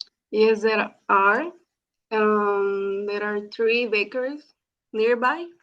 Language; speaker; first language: English; non-native, learner; Spanish